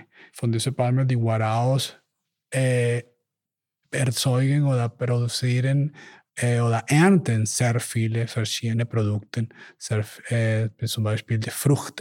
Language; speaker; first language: German; non-native, learner; Spanish